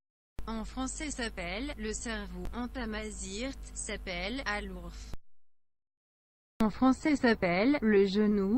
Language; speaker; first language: French; non-native, learner; Berber languages